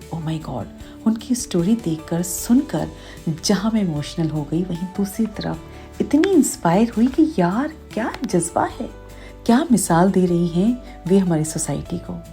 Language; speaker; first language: Hindi; native; Hindi